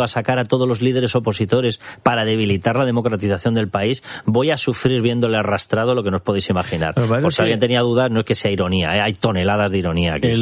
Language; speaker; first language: Spanish; native; Spanish